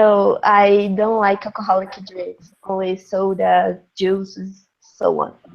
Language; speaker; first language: English; non-native, learner; Portuguese